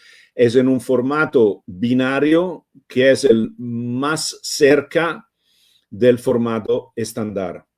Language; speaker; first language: Spanish; non-native, fluent; Italian